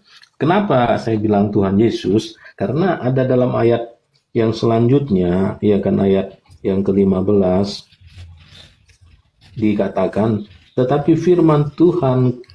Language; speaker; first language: Indonesian; native; Indonesian